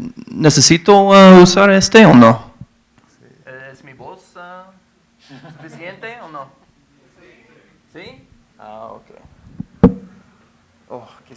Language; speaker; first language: Spanish; non-native, fluent; English